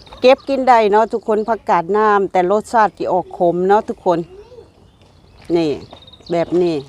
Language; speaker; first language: Thai; non-native, local second language; Lao